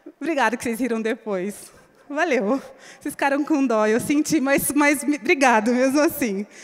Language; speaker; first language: Portuguese; native; Portuguese